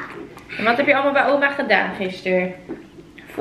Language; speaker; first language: Dutch; native; Dutch